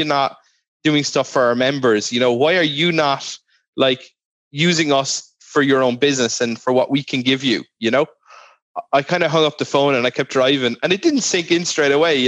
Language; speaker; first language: English; native; English